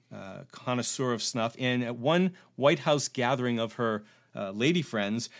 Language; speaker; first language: English; native; English